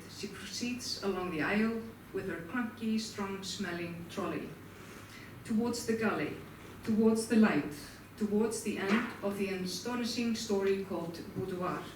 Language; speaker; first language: English; non-native, fluent; Icelandic